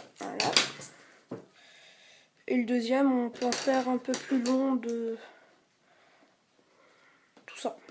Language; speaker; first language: French; native; French